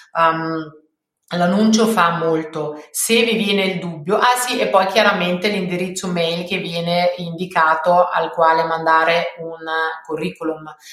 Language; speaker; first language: Italian; non-native, fluent; German